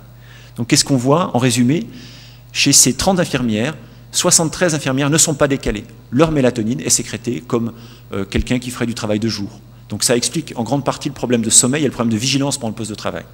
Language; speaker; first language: French; native; French